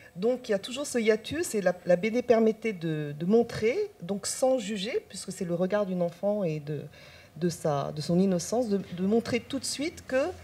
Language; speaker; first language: French; non-native, local second language; Chinese